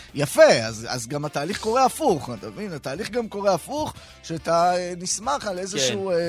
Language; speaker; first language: Hebrew; native; Hebrew